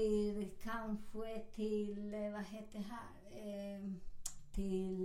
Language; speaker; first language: Swedish; non-native, learner; Spanish